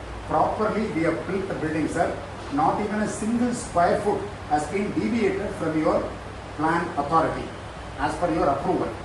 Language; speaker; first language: English; non-native, local second language; Tamil